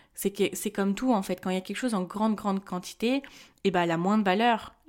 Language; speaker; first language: French; early bilingual, other home language; Spanish